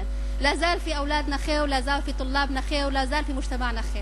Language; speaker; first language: Arabic; native; Arabic